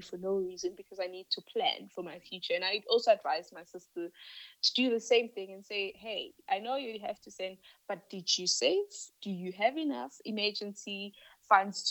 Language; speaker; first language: English; non-native, local second language; Northern Sotho